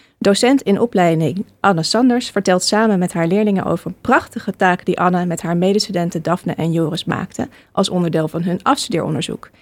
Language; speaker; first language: Dutch; native; Dutch